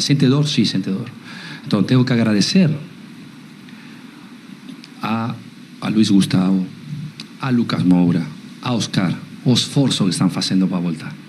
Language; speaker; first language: Portuguese; non-native, learner; Spanish